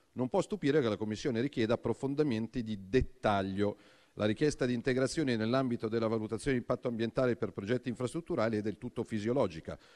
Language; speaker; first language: Italian; native; Italian